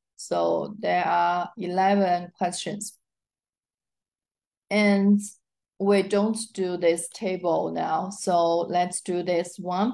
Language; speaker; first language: English; non-native, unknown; Chinese